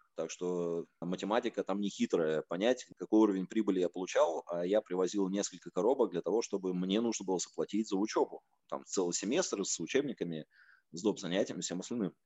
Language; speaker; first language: Russian; native; Russian